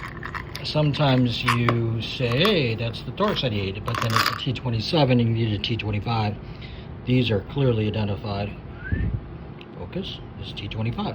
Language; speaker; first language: English; native; English